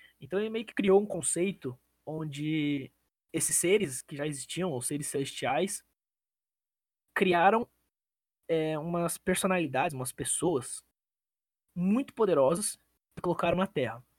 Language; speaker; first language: Portuguese; native; Portuguese